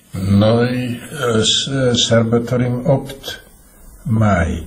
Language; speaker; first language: Romanian; non-native, fluent; Czech